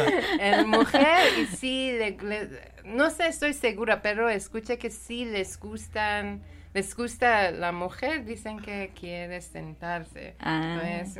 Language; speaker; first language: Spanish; non-native, learner; Persian